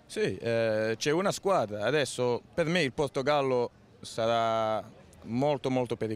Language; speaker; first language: Italian; early bilingual, heritage; Italian